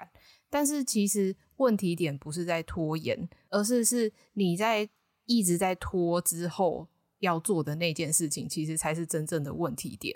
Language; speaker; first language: Chinese; native; Chinese